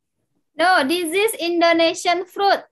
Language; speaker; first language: English; non-native, learner; Indonesian